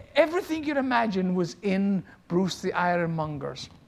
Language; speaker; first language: English; native; English